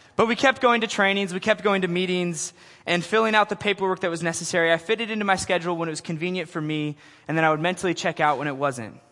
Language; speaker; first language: English; native; English